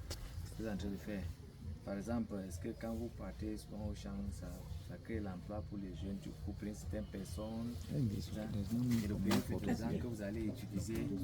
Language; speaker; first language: French; non-native, local second language; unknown